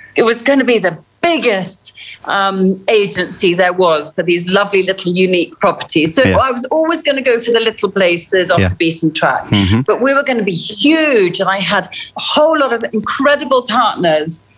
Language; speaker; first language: English; native; English